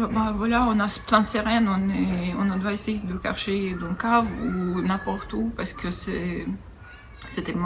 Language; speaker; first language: French; non-native, fluent; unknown